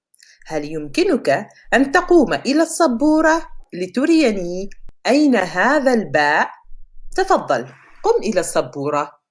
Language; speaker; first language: Arabic; non-native, fluent; French